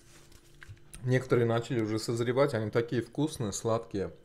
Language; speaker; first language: Russian; non-native, local second language; Azerbaijani